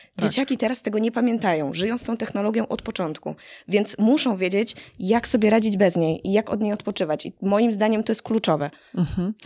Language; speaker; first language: Polish; native; Polish